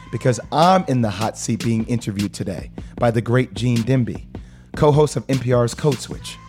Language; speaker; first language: English; native; English